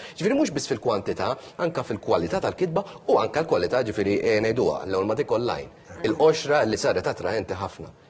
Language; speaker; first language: Maltese; native; Maltese